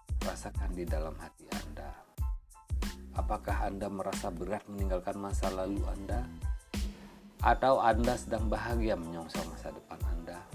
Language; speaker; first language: Indonesian; native; Indonesian